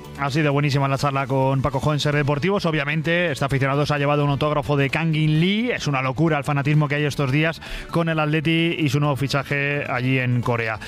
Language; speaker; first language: Spanish; native; Spanish